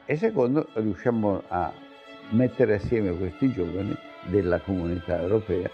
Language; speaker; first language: Italian; native; Italian